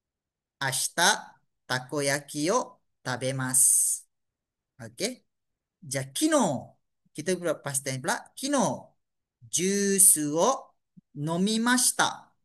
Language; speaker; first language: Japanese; non-native, fluent; Malay